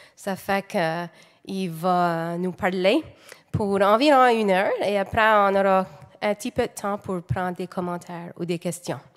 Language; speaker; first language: French; native; French